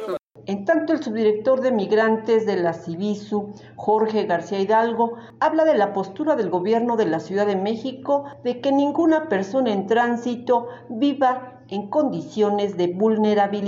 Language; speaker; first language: Spanish; native; Spanish